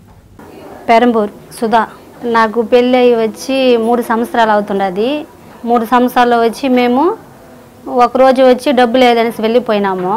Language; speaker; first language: Telugu; native; Telugu